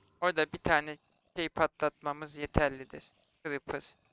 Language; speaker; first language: Turkish; native; Turkish